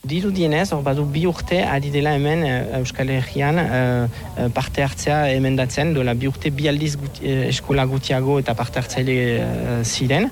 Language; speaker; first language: Basque; native; Basque